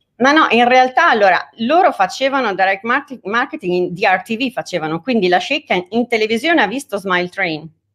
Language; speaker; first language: Italian; native; Italian